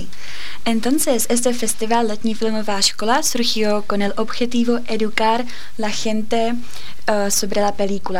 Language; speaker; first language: Spanish; non-native, fluent; Czech